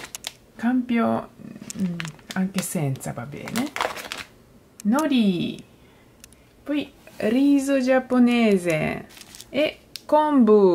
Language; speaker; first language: Italian; non-native, learner; Japanese